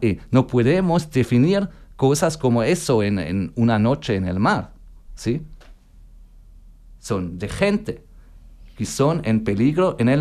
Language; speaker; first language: Spanish; non-native, learner; German